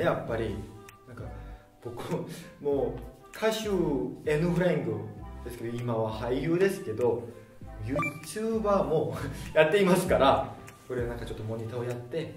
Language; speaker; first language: Japanese; non-native, fluent; Korean